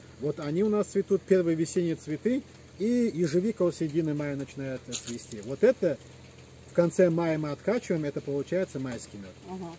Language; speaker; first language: Russian; non-native, local second language; Adyghe